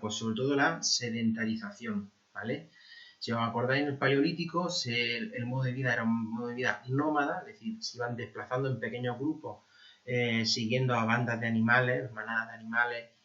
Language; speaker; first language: Spanish; native; Spanish